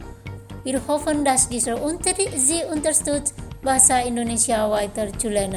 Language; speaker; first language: German; non-native, fluent; Indonesian